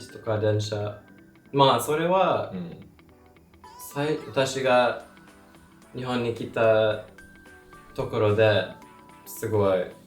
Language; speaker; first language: Japanese; non-native, learner; English